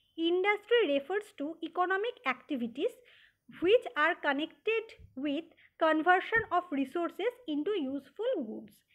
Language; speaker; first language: English; non-native, local second language; Bangla